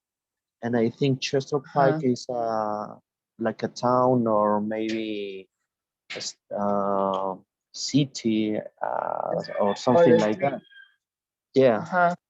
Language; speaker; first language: English; non-native, learner; Spanish